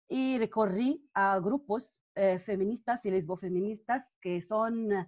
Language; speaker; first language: Spanish; non-native, fluent; Arabic